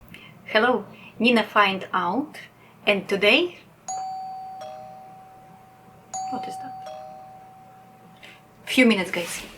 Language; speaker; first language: English; non-native, learner; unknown